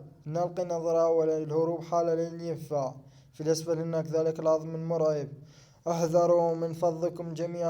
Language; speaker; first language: Arabic; native; Arabic